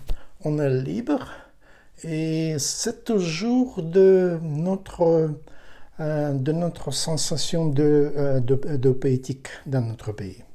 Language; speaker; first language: French; non-native, learner; Ukrainian